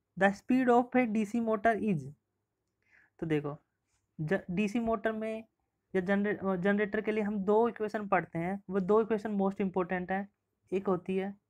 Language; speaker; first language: Hindi; native; Hindi